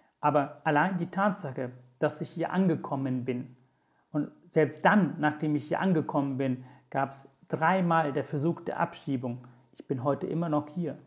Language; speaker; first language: German; non-native, fluent; Tamil